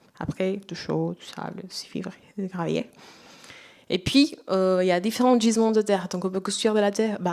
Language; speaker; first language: French; non-native, fluent; Spanish